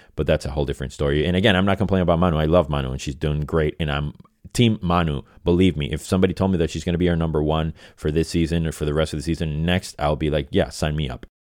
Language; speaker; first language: English; non-native, fluent; Spanish